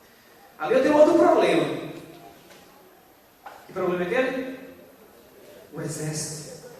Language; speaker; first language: Portuguese; native; Portuguese